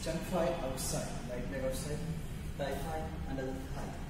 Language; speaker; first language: English; non-native, local second language; Bangla